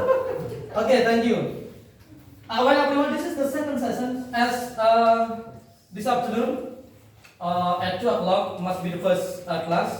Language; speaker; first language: English; non-native, fluent; Indonesian